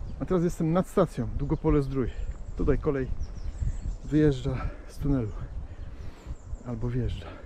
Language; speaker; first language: Polish; native; Polish